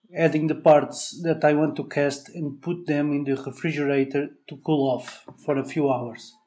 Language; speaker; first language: English; non-native, learner; Portuguese